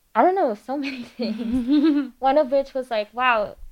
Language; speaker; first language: English; non-native, local second language; Filipino